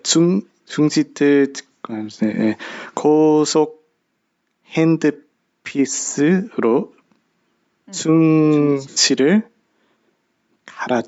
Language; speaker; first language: Korean; non-native, learner; English